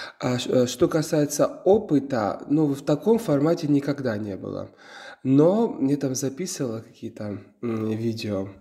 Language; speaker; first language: Russian; non-native, local second language; Georgian